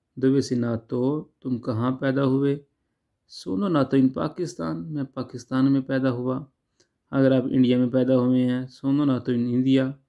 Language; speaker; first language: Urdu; non-native, local second language; Punjabi